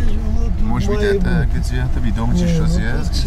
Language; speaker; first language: Russian; non-native, learner; English